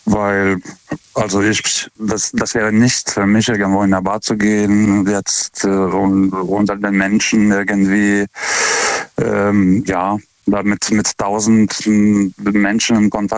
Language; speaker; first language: German; non-native, fluent; Lithuanian